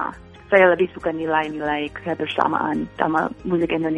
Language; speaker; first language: Indonesian; non-native, fluent; English